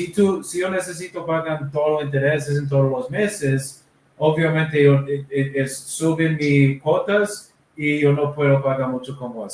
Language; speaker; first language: Spanish; non-native, learner; English